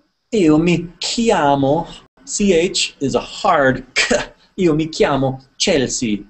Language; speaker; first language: Italian; non-native, fluent; English